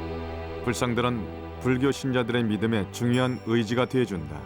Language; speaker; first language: Korean; native; Korean